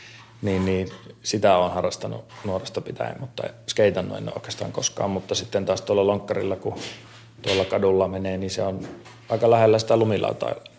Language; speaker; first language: Finnish; native; Finnish